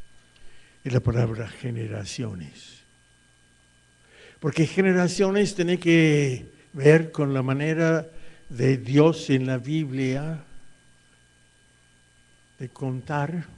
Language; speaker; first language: Spanish; non-native, fluent; English